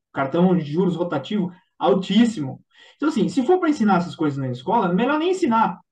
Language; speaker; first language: Portuguese; native; Portuguese